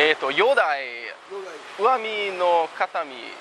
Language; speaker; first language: Japanese; non-native, fluent; English